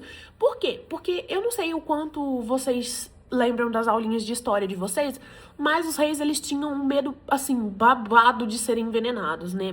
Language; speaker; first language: Portuguese; native; Portuguese